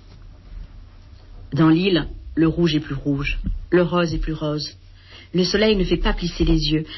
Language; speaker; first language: French; native; French